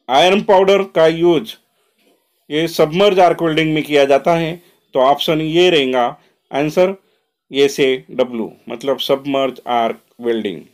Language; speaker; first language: Hindi; non-native, local second language; Marathi